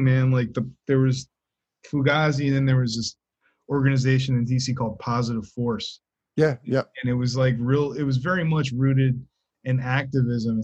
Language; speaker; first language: English; native; English